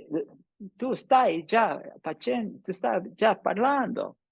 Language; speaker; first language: Italian; non-native, fluent; English